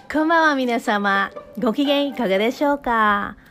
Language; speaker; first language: Japanese; non-native, fluent; Filipino